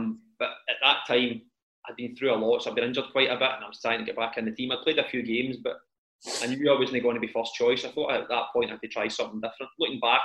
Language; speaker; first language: English; native; English